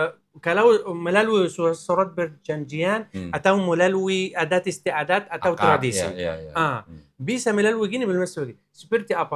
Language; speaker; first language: Indonesian; non-native, learner; Arabic